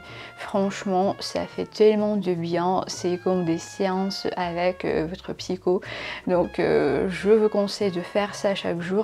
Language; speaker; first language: French; non-native, fluent; Russian